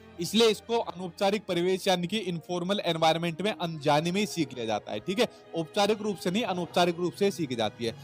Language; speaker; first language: Hindi; native; Hindi